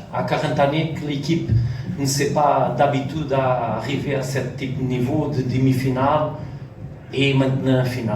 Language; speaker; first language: French; non-native, learner; Portuguese